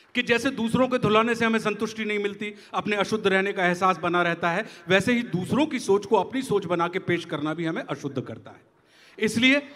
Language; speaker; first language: Hindi; native; Hindi